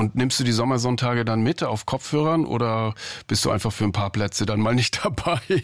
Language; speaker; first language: German; native; German